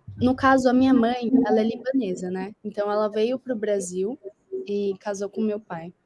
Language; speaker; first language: Portuguese; native; Portuguese